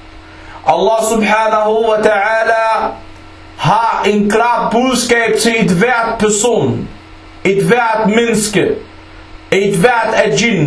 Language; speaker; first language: Danish; non-native, fluent; Arabic